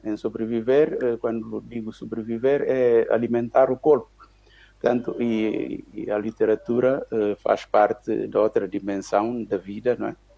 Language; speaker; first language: Portuguese; non-native, local second language; Upper Guinea Crioulo